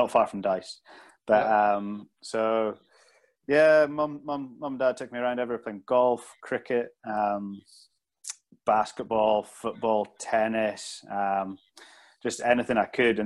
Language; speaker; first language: English; native; English